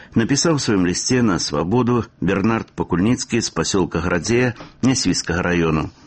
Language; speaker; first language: Belarusian; native; Belarusian